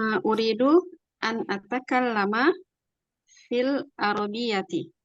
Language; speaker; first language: Arabic; non-native, learner; Indonesian